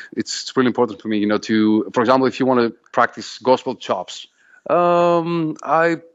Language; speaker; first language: English; non-native, fluent; Greek